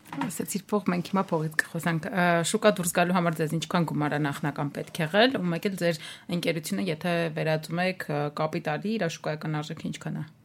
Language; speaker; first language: Armenian; native; Armenian